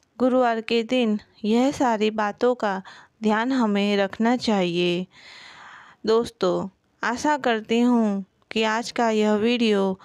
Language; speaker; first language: Hindi; non-native, local second language; Gujarati